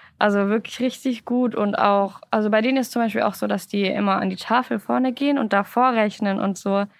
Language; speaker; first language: German; native; German